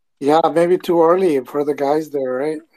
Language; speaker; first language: English; non-native, learner; Japanese